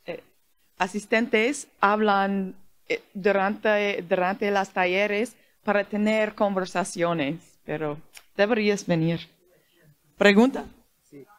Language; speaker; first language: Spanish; non-native, learner; English